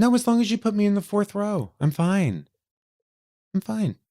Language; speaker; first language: English; native; English